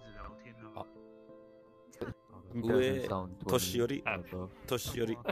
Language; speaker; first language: Japanese; non-native, learner; English